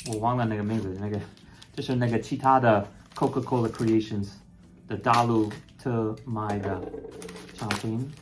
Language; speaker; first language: Chinese; non-native, fluent; English